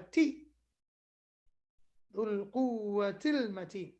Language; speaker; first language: Arabic; non-native, fluent; English